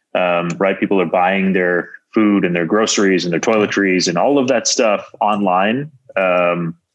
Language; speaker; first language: English; native; English